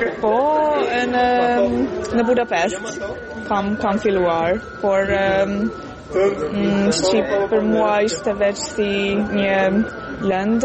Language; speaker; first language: Albanian; non-native, learner; Hungarian